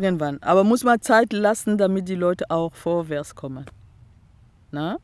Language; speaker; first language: German; non-native, fluent; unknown